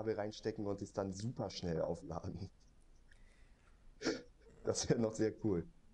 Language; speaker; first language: German; native; German